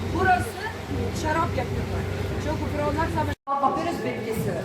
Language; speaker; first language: Turkish; non-native, learner; Arabic